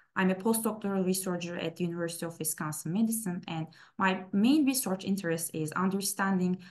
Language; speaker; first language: English; non-native, fluent; Turkish